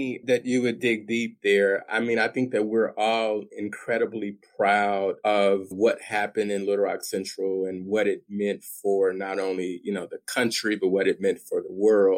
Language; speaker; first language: English; native; English